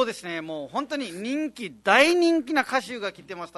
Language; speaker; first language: Japanese; non-native, fluent; Nepali